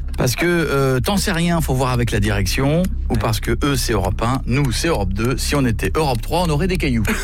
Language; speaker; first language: French; native; French